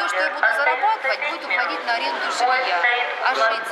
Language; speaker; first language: Russian; native; Russian